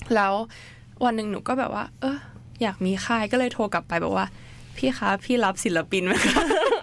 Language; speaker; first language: Thai; native; Thai